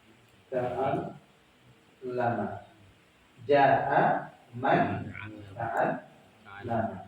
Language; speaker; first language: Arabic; non-native, learner; Indonesian